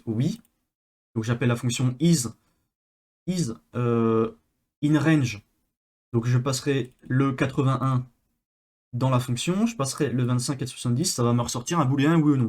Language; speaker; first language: French; native; French